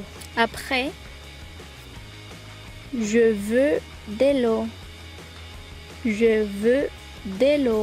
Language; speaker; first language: French; non-native, fluent; Spanish